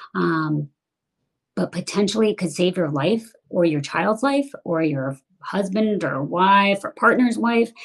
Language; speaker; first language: English; native; English